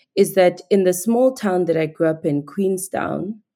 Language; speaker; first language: English; non-native, local second language; Igbo